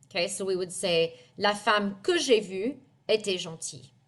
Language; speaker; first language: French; non-native, fluent; English